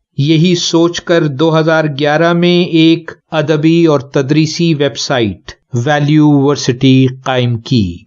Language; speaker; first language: Urdu; native; Urdu